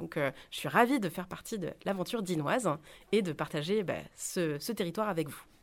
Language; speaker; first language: French; native; French